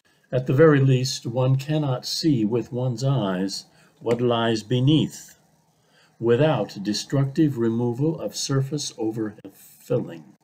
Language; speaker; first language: English; native; English